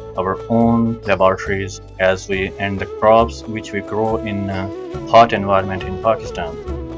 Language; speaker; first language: English; non-native, local second language; Punjabi